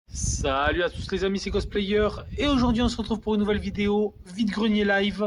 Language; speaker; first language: French; native; French